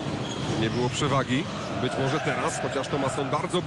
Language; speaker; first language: Polish; native; Polish